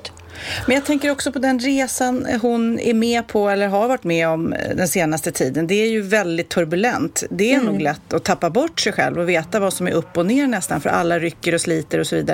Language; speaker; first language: Swedish; native; Swedish